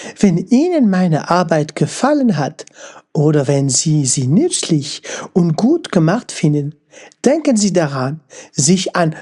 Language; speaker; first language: German; non-native, local second language; French